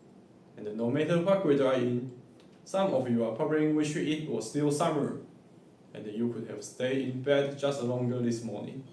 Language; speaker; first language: English; non-native, learner; Chinese